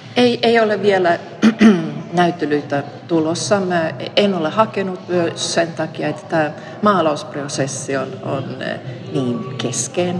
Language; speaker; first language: Finnish; non-native, fluent; Swedish